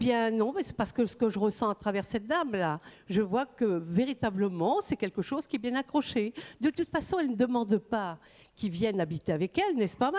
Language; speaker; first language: French; native; French